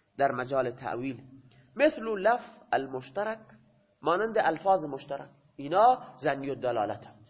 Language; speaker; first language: Persian; non-native, local second language; Baluchi